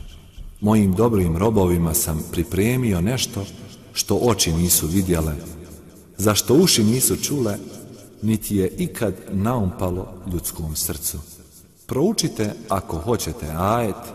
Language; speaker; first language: Serbian; native; Serbian